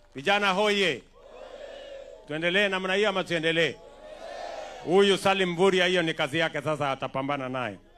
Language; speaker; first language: Swahili; non-native, local second language; Kalenjin